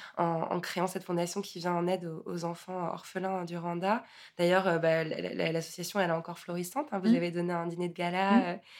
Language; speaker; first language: French; native; French